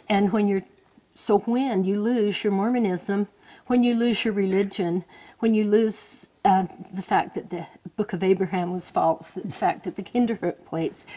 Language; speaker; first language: English; native; English